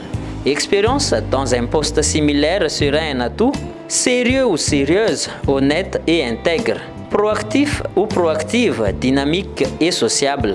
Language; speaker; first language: French; non-native, local second language; Malagasy